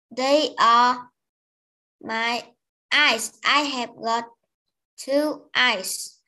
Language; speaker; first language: English; non-native, learner; Vietnamese